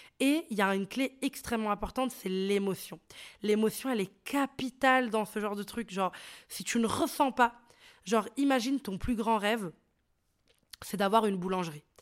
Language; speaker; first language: French; early bilingual, other home language; Arabic